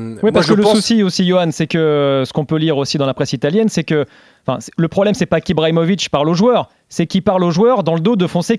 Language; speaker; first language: French; native; French